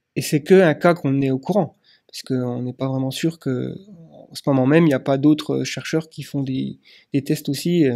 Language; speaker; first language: French; native; French